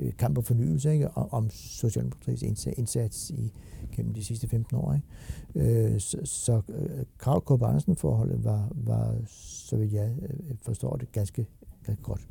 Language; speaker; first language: Danish; native; Danish